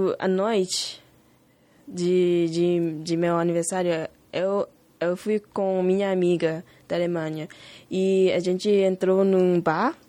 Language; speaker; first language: Portuguese; non-native, learner; Japanese